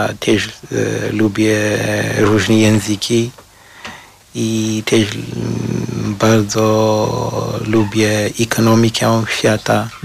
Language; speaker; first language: Polish; non-native, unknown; Shona